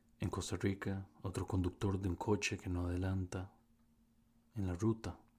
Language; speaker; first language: Spanish; native; Spanish